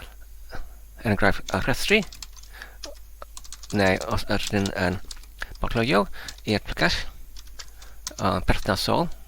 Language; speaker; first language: Welsh; non-native, learner; English